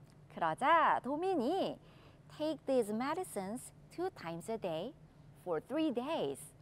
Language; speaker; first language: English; non-native, fluent; Korean